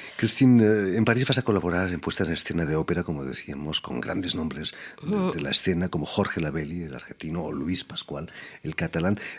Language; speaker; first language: Spanish; native; Spanish